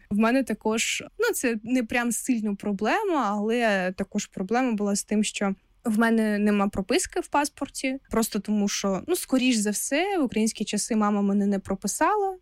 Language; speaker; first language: Ukrainian; non-native, local second language; Russian